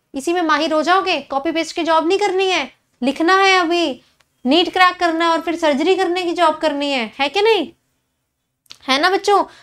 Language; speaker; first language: Hindi; native; Hindi